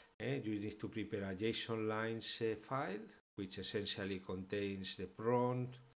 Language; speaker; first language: English; non-native, fluent; Spanish